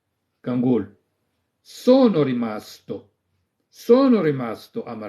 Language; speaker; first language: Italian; non-native, fluent; Arabic